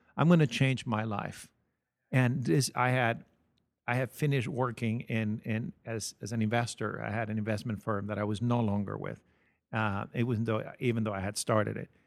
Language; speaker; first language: English; non-native, fluent; Spanish